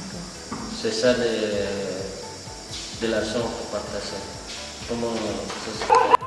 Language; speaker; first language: French; non-native, learner; Indonesian